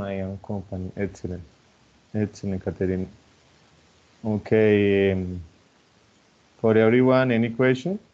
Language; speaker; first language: English; non-native, fluent; Spanish